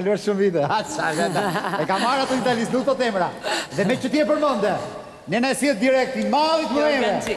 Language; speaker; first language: Albanian; native; Albanian